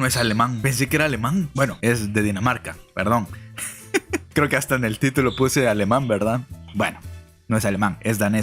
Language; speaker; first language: Spanish; native; Spanish